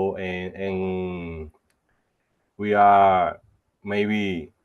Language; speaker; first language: English; non-native, fluent; Spanish